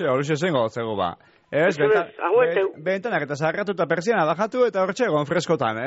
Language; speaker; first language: Basque; native; Basque